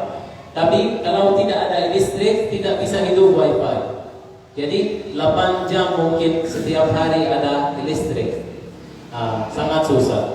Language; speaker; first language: Indonesian; non-native, learner; Arabic